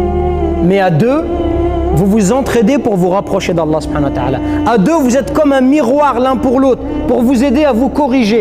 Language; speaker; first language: French; native; French